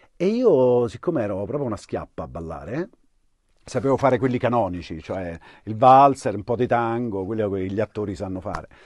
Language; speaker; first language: Italian; native; Italian